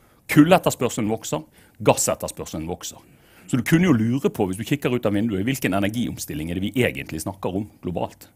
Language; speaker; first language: Norwegian; native; Norwegian